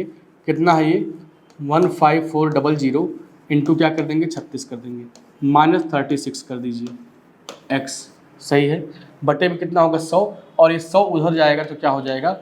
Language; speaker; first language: Hindi; native; Hindi